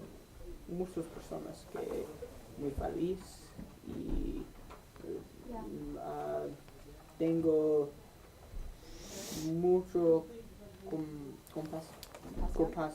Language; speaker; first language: Spanish; non-native, learner; English